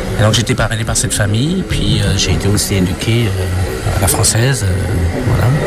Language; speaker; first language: French; non-native, fluent; Khmer